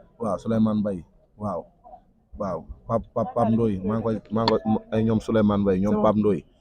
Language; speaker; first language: Wolof; non-native, local second language; Fula